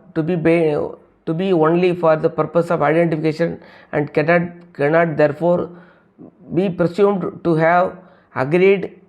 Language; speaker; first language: English; non-native, local second language; Tamil